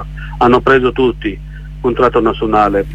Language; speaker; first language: Italian; non-native, learner; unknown